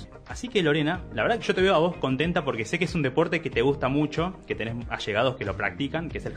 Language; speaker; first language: Spanish; native; Spanish